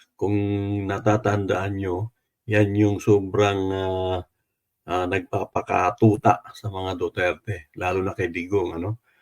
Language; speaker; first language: Filipino; non-native, local second language; Cebuano